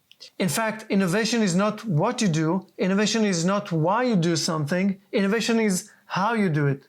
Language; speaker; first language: English; non-native, fluent; Hebrew